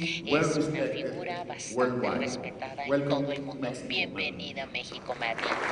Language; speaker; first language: Spanish; native; Spanish